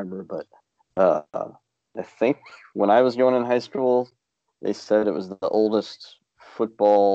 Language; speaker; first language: English; native; English